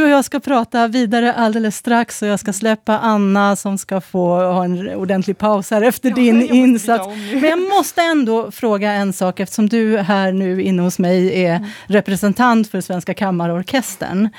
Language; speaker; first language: Swedish; native; Swedish